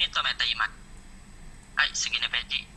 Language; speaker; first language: Japanese; non-native, learner; Indonesian